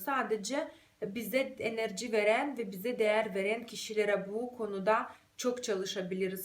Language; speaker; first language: Turkish; non-native, fluent; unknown